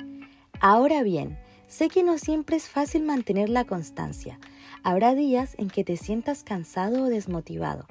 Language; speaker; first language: Spanish; native; Spanish